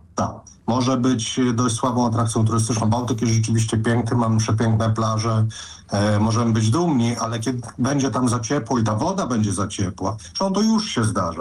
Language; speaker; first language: Polish; native; Polish